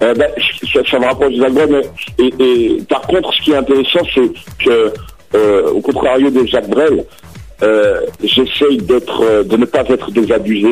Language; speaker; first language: French; early bilingual, other home language; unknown